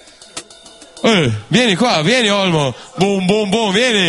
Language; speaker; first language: Italian; non-native, fluent; Russian